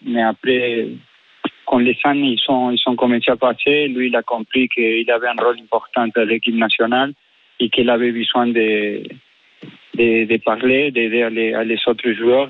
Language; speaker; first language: French; non-native, fluent; Spanish